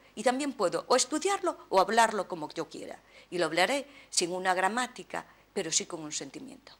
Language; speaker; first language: Spanish; native; Spanish